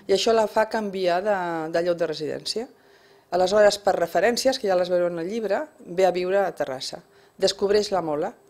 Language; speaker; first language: Catalan; non-native, local second language; Spanish